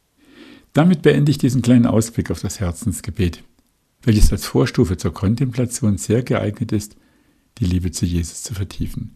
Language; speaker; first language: German; native; German